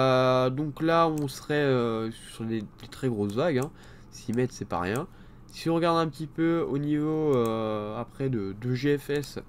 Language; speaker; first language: French; native; French